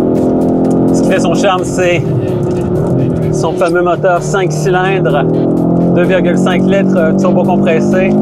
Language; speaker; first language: French; native; French